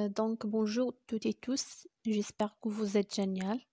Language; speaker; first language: French; non-native, local second language; Arabic